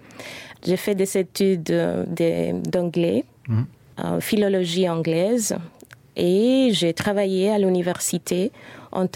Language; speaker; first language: French; non-native, fluent; Spanish